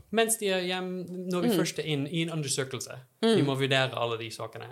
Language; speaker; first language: Norwegian; non-native, fluent; English